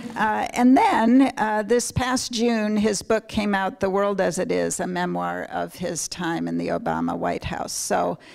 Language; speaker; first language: English; native; English